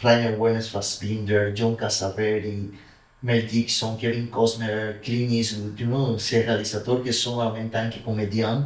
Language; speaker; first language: French; non-native, learner; Spanish